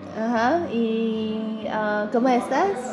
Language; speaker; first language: Spanish; non-native, learner; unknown